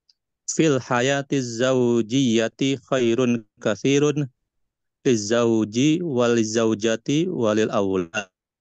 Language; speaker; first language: Arabic; non-native, learner; Indonesian